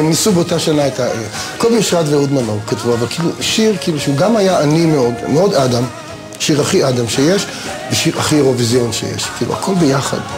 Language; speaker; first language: Hebrew; native; Hebrew